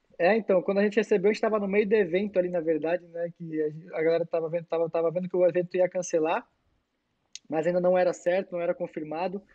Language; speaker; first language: Portuguese; native; Portuguese